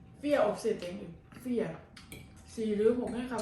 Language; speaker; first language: Dutch; non-native, learner; Thai